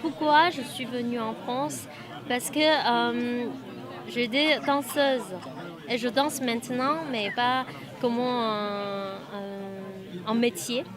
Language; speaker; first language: French; non-native, fluent; Chinese